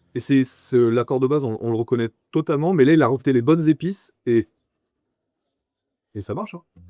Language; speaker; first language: French; native; French